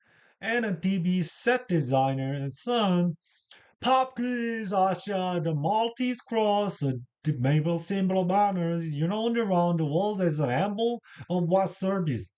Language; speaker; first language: English; non-native, learner; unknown